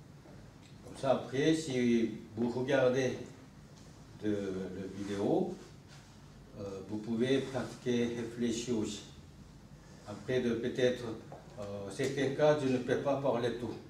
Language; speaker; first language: French; non-native, learner; Korean